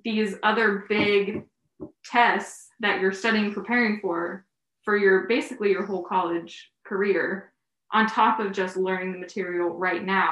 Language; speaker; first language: English; native; English